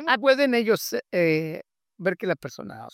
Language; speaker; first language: Spanish; native; Spanish